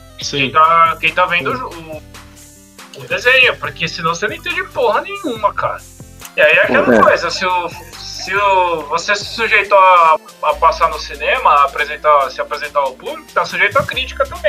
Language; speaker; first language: Portuguese; native; Portuguese